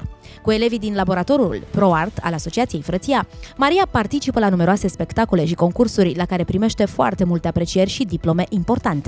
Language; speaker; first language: Romanian; native; Romanian